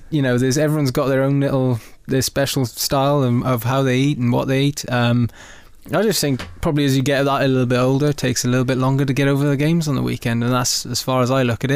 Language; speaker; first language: English; native; English